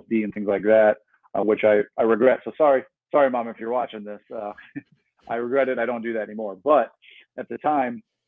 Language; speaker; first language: English; native; English